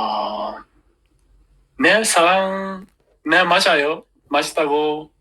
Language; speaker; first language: Korean; non-native, learner; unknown